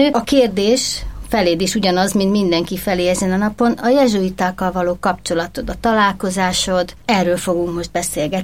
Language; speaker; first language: Hungarian; native; Hungarian